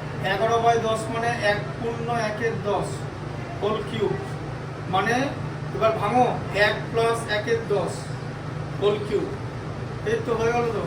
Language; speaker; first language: Bangla; native; Bangla